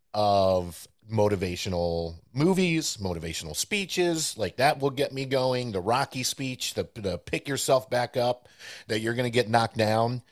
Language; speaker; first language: English; early bilingual, other home language; Spanish